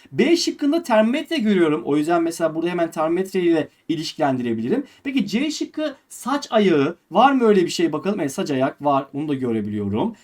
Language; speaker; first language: Turkish; native; Turkish